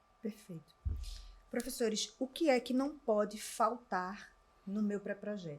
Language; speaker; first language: Portuguese; native; Portuguese